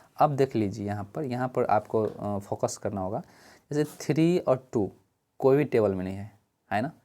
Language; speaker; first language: Hindi; native; Hindi